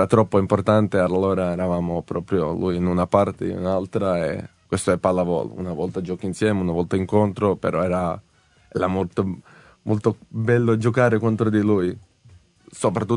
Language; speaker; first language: Italian; non-native, fluent; Serbian